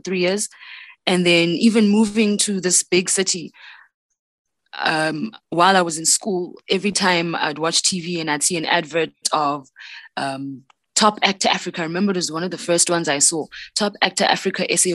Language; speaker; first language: English; non-native, local second language; Xhosa